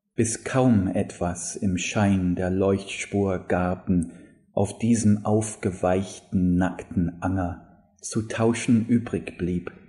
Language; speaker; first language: German; non-native, fluent; English